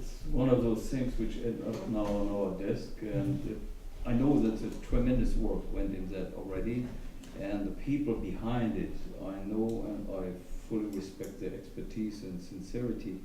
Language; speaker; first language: English; non-native, fluent; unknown